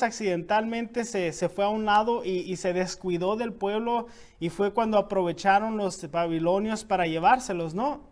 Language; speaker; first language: Spanish; native; Spanish